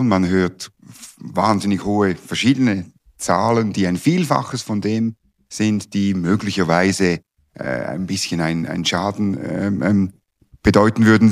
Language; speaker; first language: German; native; German